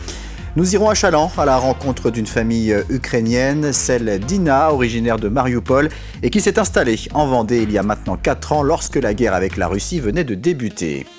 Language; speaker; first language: French; native; French